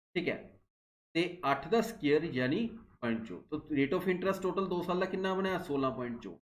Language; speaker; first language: Hindi; non-native, local second language; Punjabi